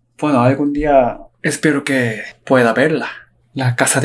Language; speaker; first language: Spanish; non-native, learner; Korean